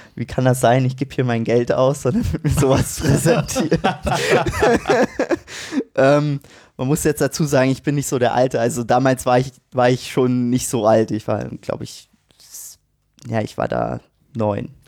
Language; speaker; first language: German; native; German